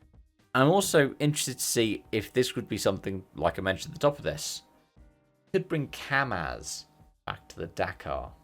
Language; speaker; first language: English; native; English